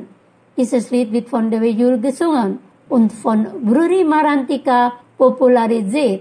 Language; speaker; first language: German; non-native, fluent; Indonesian